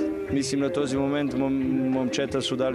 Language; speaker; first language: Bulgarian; non-native, learner; Bosnian